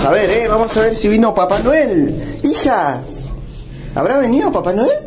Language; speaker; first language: Spanish; native; Spanish